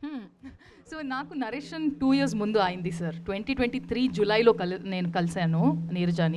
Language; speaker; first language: Telugu; non-native, local second language; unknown